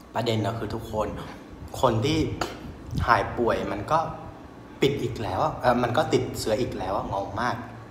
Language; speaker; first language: Thai; non-native, fluent; Vietnamese